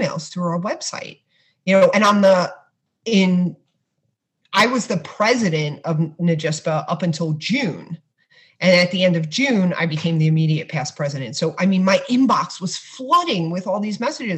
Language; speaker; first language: English; native; English